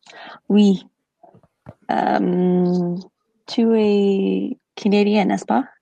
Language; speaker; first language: French; non-native, learner; English